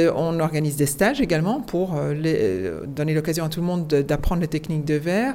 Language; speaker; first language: French; native; French